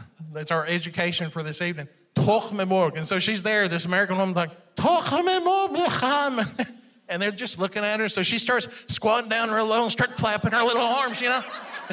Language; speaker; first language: English; non-native, fluent; Persian